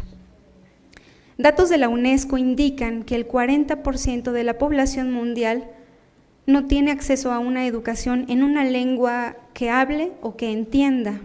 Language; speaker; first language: Spanish; native; Spanish